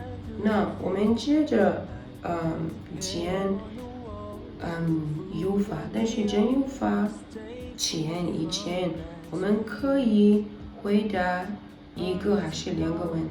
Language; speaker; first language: Chinese; non-native, learner; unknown